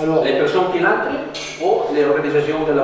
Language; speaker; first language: French; non-native, learner; Catalan